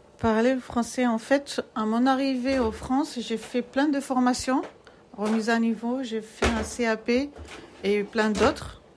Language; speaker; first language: French; non-native, local second language; Arabic